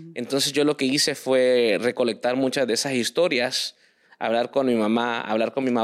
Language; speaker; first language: Spanish; early bilingual, heritage; Spanish